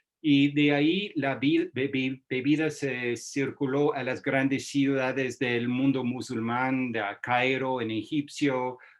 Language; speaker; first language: Spanish; non-native, fluent; English